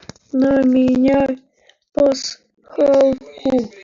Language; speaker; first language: Russian; native; Russian